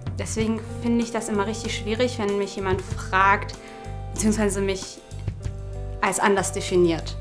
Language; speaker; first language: German; early bilingual, other home language; Arabic